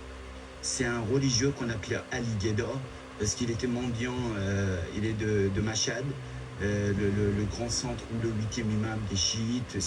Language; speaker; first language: French; early bilingual, other home language; Persian